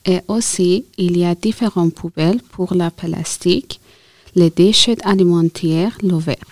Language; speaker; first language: French; non-native, learner; Persian